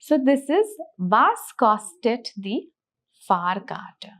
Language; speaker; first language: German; non-native, fluent; English